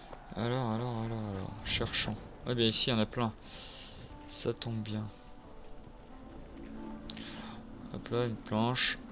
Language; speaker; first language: French; native; French